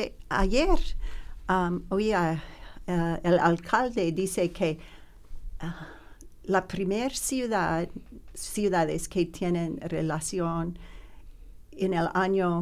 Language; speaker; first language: Spanish; non-native, learner; English